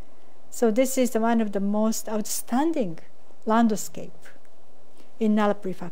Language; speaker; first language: English; non-native, fluent; Japanese